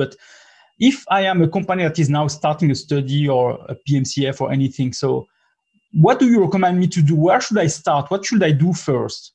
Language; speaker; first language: English; non-native, fluent; French